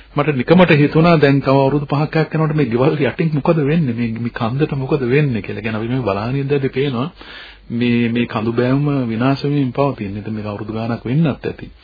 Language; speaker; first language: Sinhala; native; Sinhala